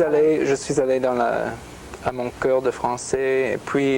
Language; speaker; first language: French; non-native, fluent; English